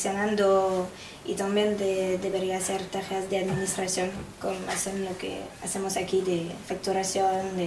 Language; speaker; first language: Spanish; non-native, learner; French